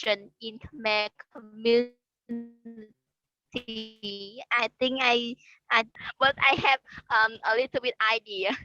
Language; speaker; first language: English; non-native, learner; Khmer